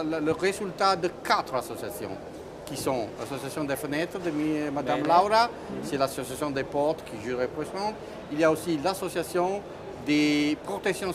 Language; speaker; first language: French; non-native, fluent; Italian